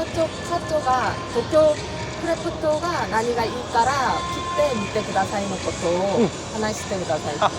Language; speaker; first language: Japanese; non-native, fluent; Korean